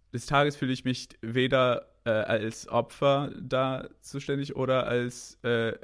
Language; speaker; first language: German; non-native, fluent; English